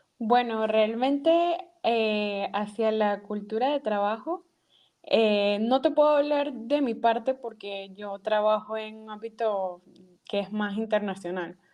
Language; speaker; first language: Spanish; native; Spanish